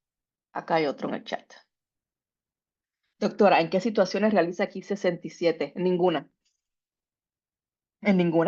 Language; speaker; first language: Spanish; native; Spanish